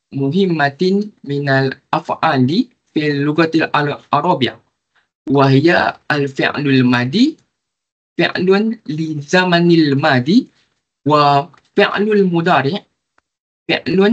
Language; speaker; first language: Arabic; non-native, learner; Malay